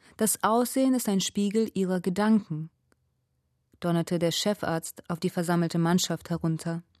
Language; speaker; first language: German; early bilingual, other home language; Russian